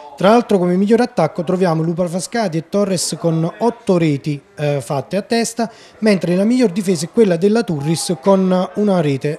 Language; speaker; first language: Italian; native; Italian